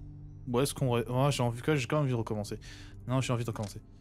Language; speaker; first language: French; native; French